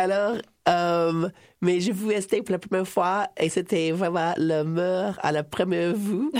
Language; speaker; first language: French; non-native, fluent; English